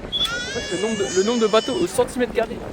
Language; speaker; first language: French; native; French